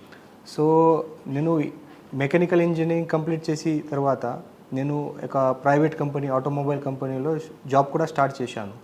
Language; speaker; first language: Telugu; non-native, local second language; Marathi